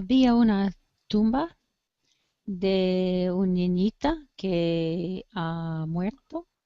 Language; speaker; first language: Spanish; non-native, learner; English